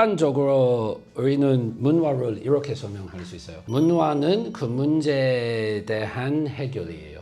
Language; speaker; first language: Korean; non-native, fluent; English